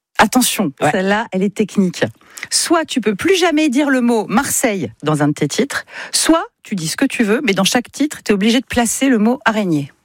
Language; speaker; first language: French; native; French